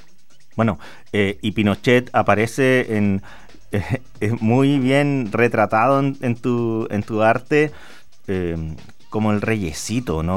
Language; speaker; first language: Spanish; native; Spanish